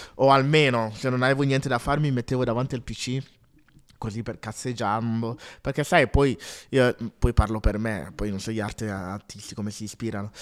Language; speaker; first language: Italian; early bilingual, other home language; Akan